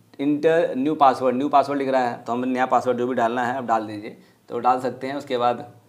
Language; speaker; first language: Hindi; native; Hindi